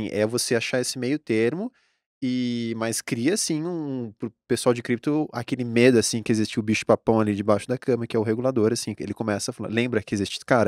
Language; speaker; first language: Portuguese; native; Portuguese